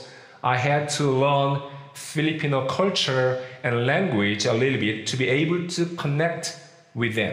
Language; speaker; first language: English; non-native, fluent; Korean